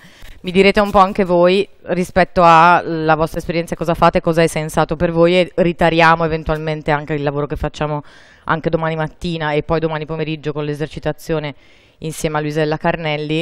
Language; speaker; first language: Italian; native; Italian